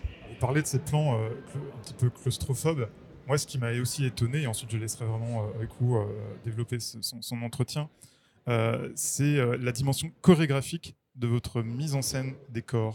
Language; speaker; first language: French; native; French